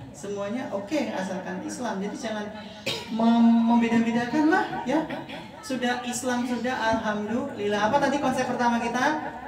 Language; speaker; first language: Indonesian; non-native, fluent; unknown